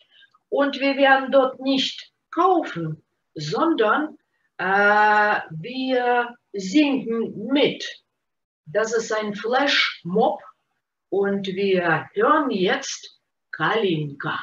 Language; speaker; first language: German; non-native, fluent; Russian